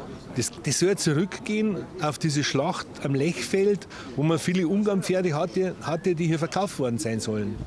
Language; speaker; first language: German; native; German